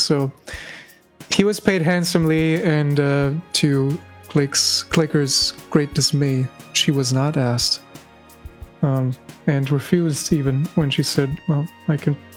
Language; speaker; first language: English; non-native, fluent; German